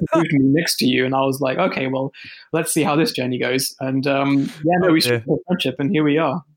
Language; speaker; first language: English; early bilingual, other home language; Hindi